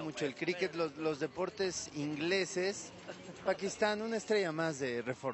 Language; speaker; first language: Spanish; native; Spanish